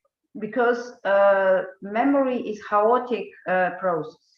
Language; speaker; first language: English; non-native, fluent; Ukrainian